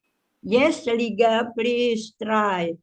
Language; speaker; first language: English; non-native, fluent; Indonesian